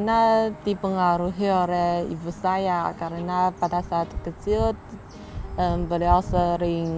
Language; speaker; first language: Indonesian; non-native, learner; Chinese